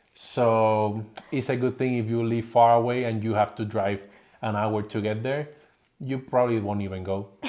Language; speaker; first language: English; non-native, fluent; Spanish